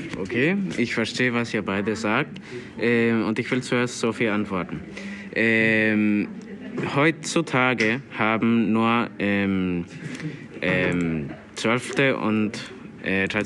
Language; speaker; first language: German; non-native, learner; Spanish